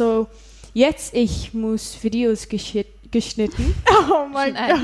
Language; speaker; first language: German; non-native, learner; English